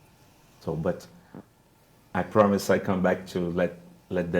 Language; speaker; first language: English; non-native, fluent; Portuguese